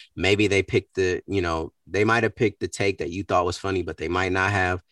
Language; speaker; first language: English; native; English